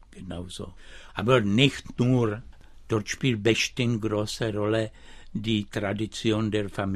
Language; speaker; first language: German; non-native, fluent; Czech